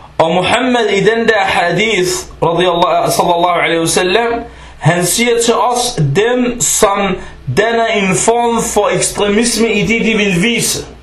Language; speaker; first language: Danish; non-native, fluent; Arabic